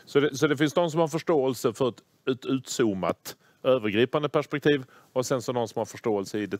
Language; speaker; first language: Swedish; native; Swedish